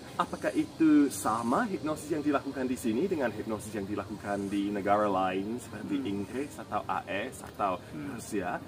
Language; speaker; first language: Indonesian; non-native, fluent; English